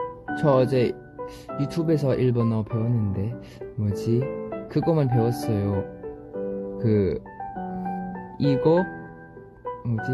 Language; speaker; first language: Korean; non-native, fluent; Chinese